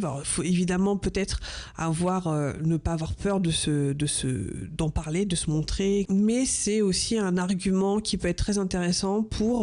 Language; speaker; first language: French; native; French